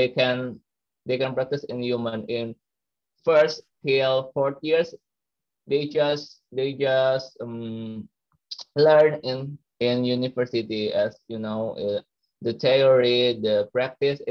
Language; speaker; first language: English; non-native, learner; Indonesian